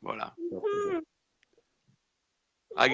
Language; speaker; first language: French; native; French